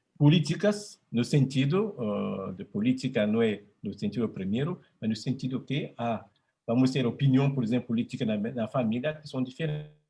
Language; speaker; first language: Portuguese; non-native, fluent; French